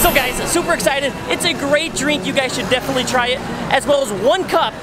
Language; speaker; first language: English; native; English